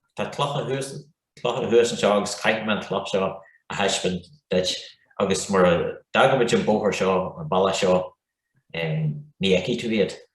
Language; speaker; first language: Irish; non-native, local second language; English